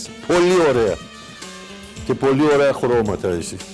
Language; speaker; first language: Greek; non-native, learner; Persian